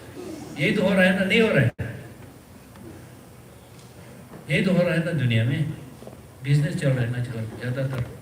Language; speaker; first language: Hindi; early bilingual, other home language; Tibetan